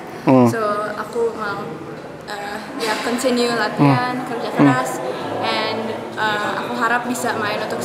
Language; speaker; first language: Indonesian; early bilingual, heritage; English